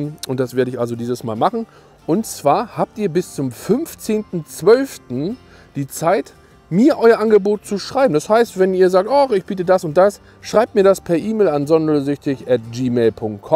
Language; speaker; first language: German; native; German